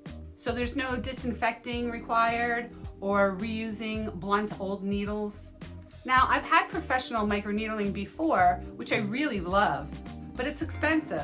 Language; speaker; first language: English; native; English